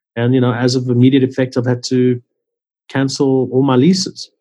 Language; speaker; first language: English; native; English